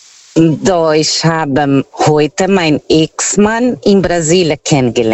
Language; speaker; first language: German; non-native, fluent; Portuguese